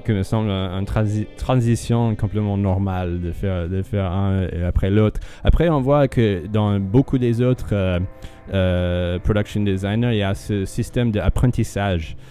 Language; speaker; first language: French; non-native, fluent; English